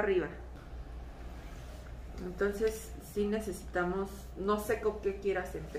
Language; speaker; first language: Spanish; native; Spanish